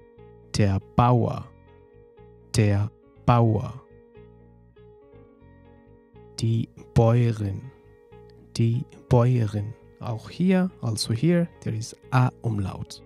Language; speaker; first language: German; non-native, fluent; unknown